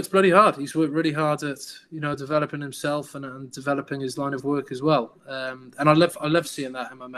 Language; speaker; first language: English; native; English